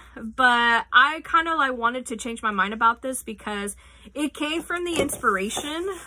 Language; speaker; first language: English; native; English